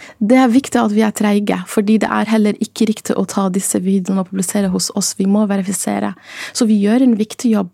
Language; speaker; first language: Norwegian; non-native, fluent; Arabic